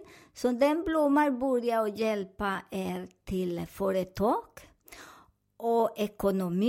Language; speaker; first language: Swedish; non-native, learner; Spanish